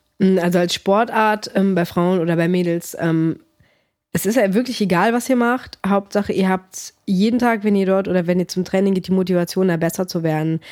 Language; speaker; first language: German; early bilingual, other home language; Greek